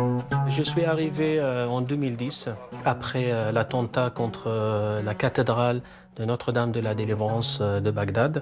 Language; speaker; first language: French; non-native, fluent; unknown